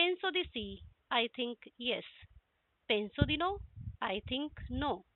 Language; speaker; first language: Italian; non-native, fluent; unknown